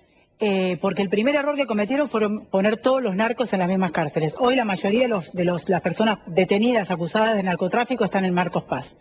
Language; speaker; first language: Spanish; native; Spanish